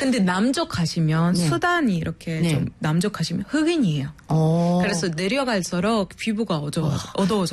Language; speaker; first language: Korean; non-native, fluent; Arabic